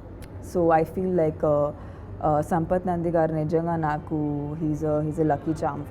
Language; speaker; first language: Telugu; non-native, fluent; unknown